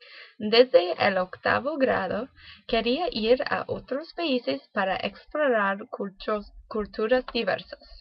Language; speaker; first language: Spanish; non-native, learner; English